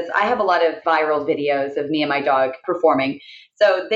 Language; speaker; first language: English; native; English